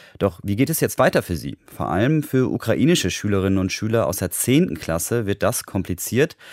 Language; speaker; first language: German; native; German